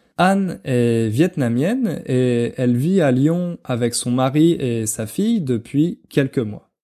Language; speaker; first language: French; native; French